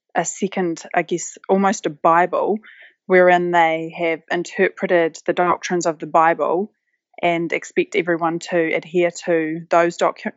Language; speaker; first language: English; native; English